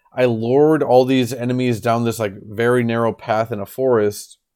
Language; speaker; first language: English; native; English